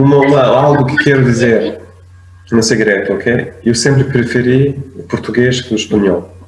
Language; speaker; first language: Portuguese; non-native, fluent; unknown